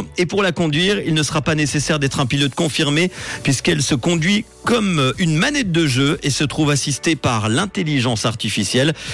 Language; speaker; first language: French; native; French